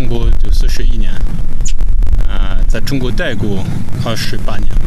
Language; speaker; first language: Chinese; non-native, fluent; French